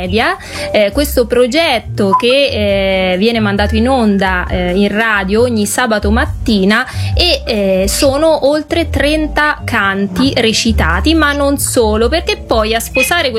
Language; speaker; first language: Italian; native; Italian